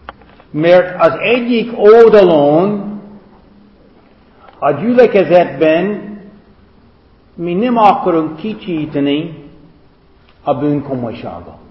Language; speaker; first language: Hungarian; non-native, fluent; English